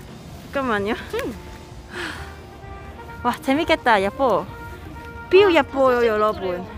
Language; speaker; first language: Korean; non-native, learner; Cantonese